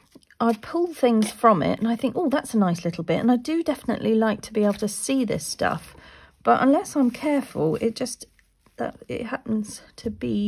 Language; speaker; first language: English; native; English